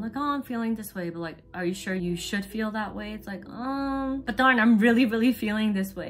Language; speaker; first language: English; non-native, local second language; Cantonese